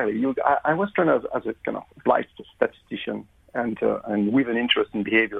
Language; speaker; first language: English; non-native, fluent; French